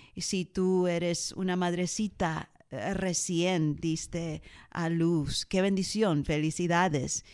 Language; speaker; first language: Spanish; early bilingual, heritage; Spanish